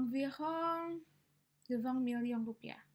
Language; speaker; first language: French; non-native, learner; Indonesian